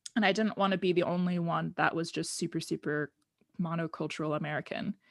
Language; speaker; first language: English; native; English